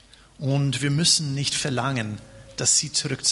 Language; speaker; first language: German; non-native, fluent; English